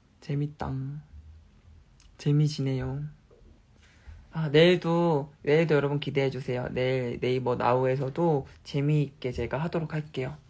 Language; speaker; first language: Korean; native; Korean